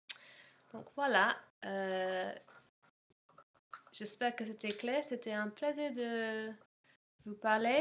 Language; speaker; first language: French; non-native, fluent; English